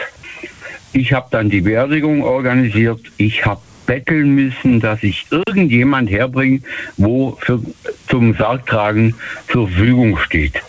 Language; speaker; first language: German; native; German